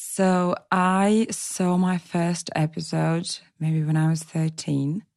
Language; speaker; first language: English; non-native, fluent; Russian